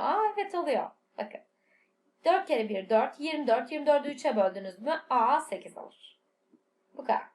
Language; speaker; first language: Turkish; native; Turkish